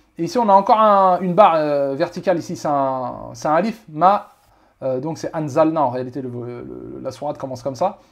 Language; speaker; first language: French; native; French